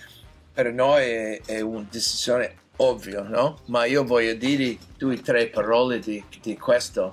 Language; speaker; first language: Italian; non-native, learner; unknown